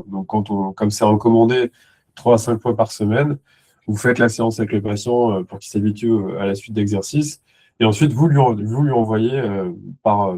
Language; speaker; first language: French; native; French